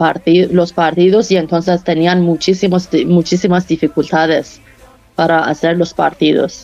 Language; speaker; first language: Spanish; non-native, fluent; Persian